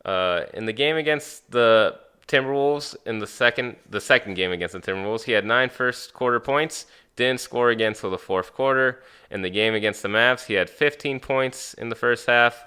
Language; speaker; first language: English; native; English